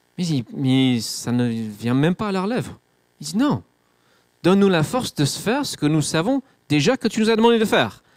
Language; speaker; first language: French; non-native, fluent; English